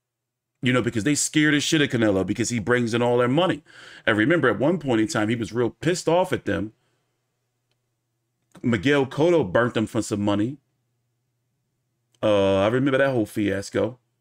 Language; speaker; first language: English; native; English